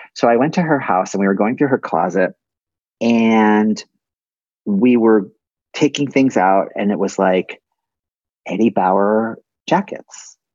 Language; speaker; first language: English; native; English